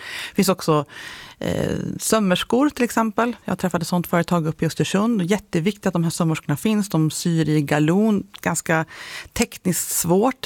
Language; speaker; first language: Swedish; native; Swedish